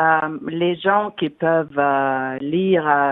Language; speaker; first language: French; non-native, fluent; Russian